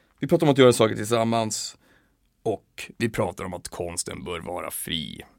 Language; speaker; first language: Swedish; native; Swedish